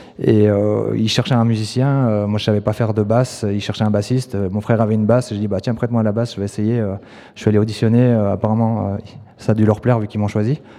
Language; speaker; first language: French; native; French